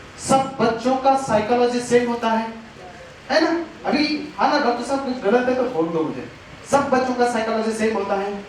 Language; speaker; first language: Hindi; non-native, local second language; Marathi